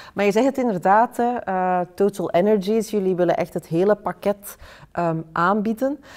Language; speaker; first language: Dutch; native; Dutch